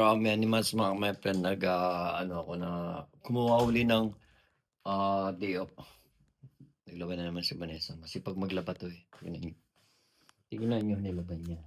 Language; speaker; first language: Filipino; native; Filipino